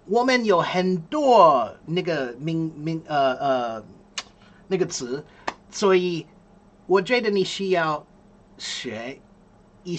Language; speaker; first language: Chinese; non-native, learner; English